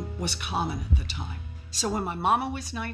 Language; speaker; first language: English; native; English